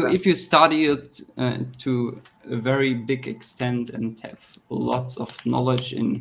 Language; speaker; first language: English; non-native, fluent; German